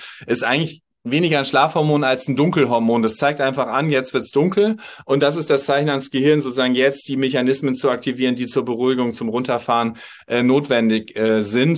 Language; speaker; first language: German; native; German